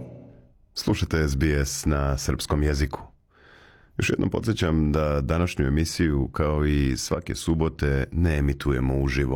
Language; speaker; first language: Serbian; native; Serbian